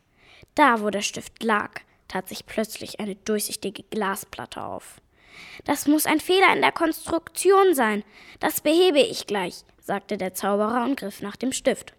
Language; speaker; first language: German; native; German